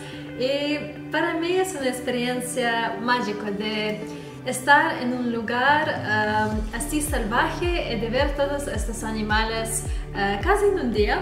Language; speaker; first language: Spanish; non-native, fluent; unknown